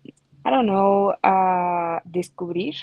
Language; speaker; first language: English; non-native, learner; Spanish